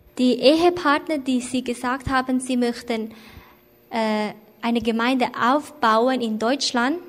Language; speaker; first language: German; non-native, learner; Thai